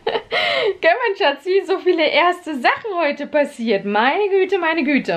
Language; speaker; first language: German; native; German